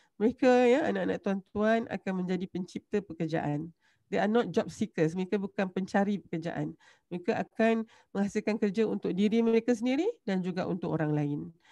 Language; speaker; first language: Malay; native; Malay